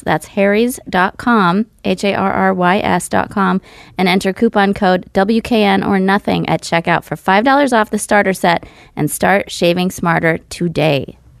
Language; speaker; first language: English; early bilingual, other home language; Russian